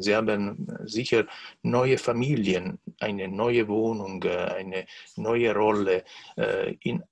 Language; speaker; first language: German; non-native, learner; Italian